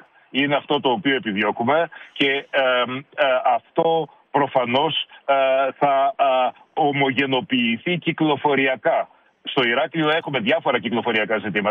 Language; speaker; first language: Greek; native; Greek